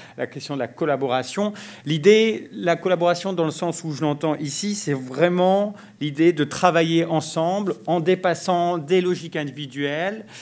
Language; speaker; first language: French; native; French